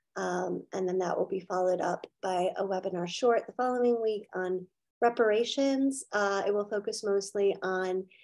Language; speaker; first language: English; native; English